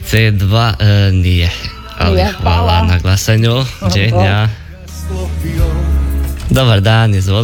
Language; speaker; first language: Serbian; native; Serbian